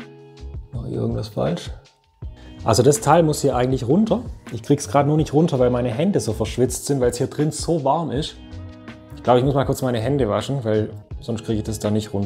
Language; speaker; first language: German; native; German